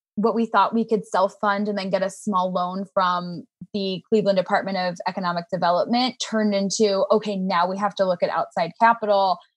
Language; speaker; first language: English; native; English